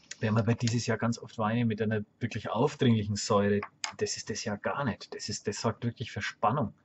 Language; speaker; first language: German; native; German